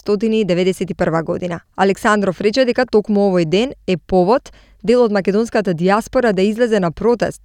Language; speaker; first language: Macedonian; native; Macedonian